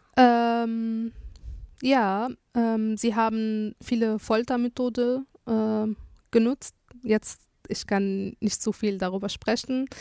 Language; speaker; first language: German; non-native, fluent; Arabic